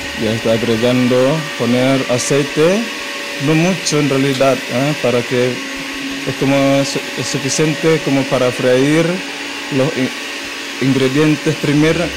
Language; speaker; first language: Spanish; non-native, fluent; Indonesian